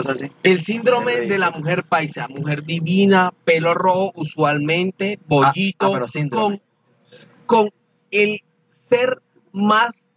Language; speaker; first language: Spanish; native; Spanish